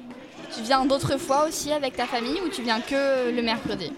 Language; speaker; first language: French; native; French